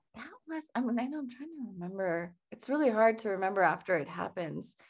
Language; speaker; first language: English; early bilingual, other home language; Persian